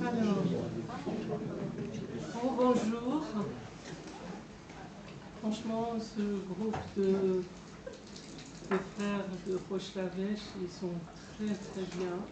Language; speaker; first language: French; non-native, fluent; Persian